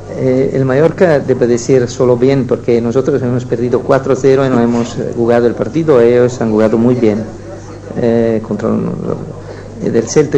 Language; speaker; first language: Spanish; non-native, fluent; Italian